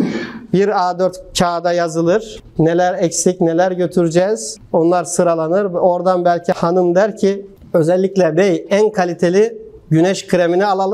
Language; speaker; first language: Turkish; native; Turkish